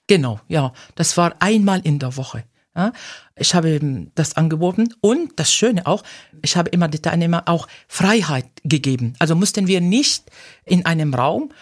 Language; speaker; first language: German; non-native, fluent; Arabic